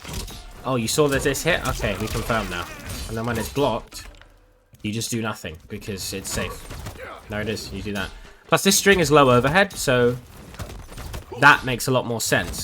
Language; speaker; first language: English; native; English